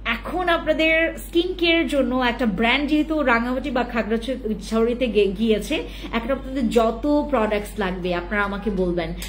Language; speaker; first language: Bangla; native; Bangla